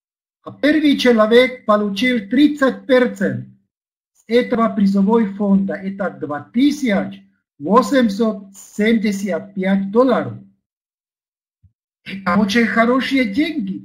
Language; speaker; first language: Russian; non-native, learner; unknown